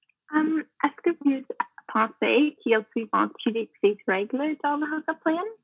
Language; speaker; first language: French; non-native, learner; English